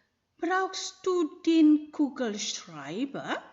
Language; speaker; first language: German; non-native, fluent; Indonesian